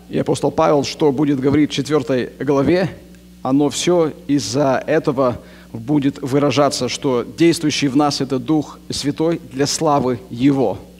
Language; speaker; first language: Russian; native; Russian